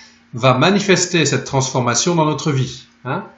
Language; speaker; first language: French; native; French